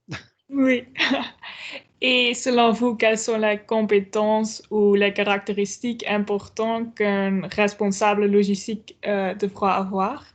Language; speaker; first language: French; non-native, learner; Dutch